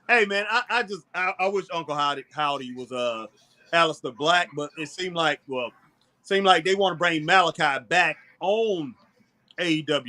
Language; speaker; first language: English; native; English